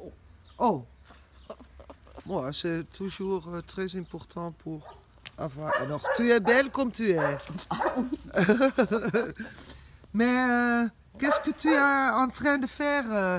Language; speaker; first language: French; non-native, learner; Dutch